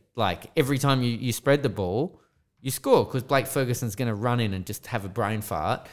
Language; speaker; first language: English; native; English